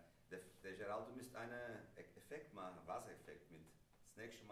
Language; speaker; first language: German; non-native, learner; Portuguese